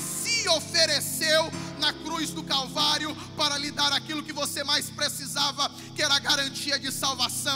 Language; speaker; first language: Portuguese; native; Portuguese